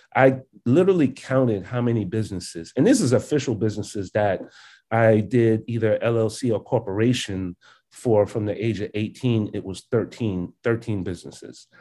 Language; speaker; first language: English; early bilingual, other home language; Haitian Creole